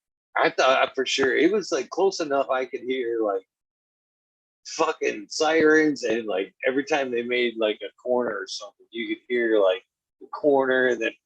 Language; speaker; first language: English; native; English